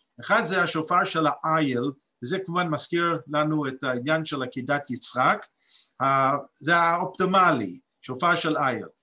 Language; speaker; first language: Hebrew; non-native, fluent; English